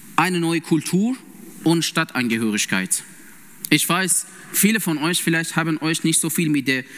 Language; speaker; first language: German; non-native, fluent; Persian